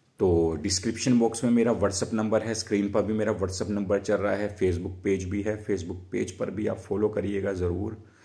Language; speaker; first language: Hindi; native; Hindi